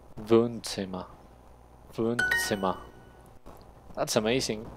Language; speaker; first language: German; non-native, learner; Spanish